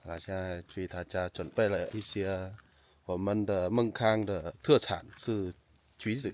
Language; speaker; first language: Chinese; non-native, learner; Vietnamese